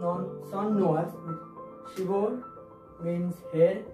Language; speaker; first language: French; non-native, learner; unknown